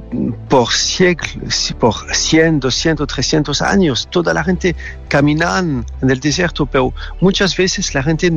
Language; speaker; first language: Spanish; non-native, fluent; French